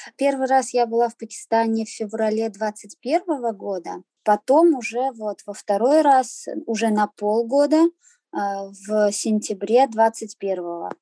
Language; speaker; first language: Russian; native; Russian